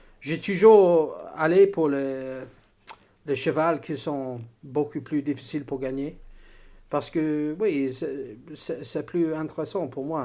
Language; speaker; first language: French; non-native, learner; English